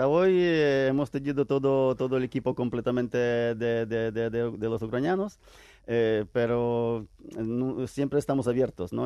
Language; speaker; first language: Spanish; non-native, fluent; Ukrainian